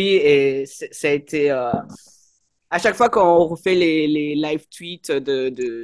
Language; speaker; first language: French; native; French